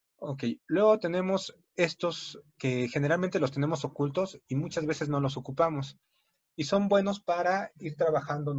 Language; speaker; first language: Spanish; native; Spanish